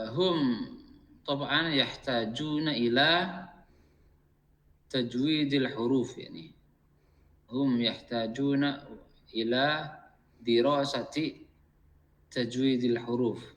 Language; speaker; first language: Arabic; non-native, fluent; Indonesian